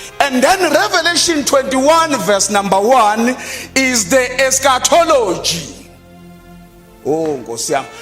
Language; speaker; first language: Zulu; native; Zulu